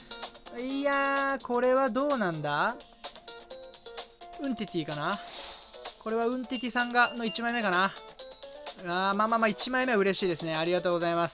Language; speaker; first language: Japanese; native; Japanese